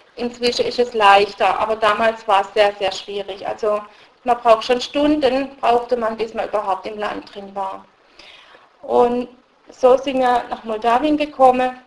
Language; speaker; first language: German; early bilingual, other home language; Russian